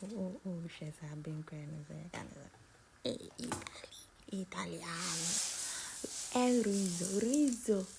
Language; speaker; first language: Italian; non-native, learner; Akan